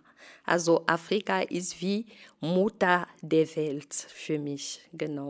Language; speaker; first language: German; non-native, fluent; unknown